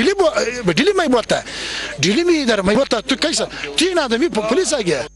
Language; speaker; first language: Hindi; non-native, learner; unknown